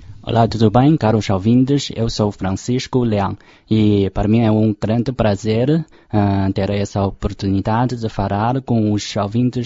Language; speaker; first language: Portuguese; non-native, fluent; Chinese